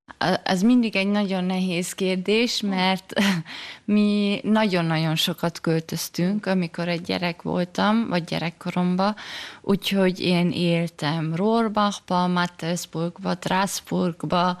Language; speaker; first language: Hungarian; early bilingual, heritage; German